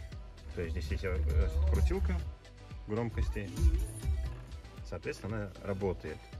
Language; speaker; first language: Russian; native; Russian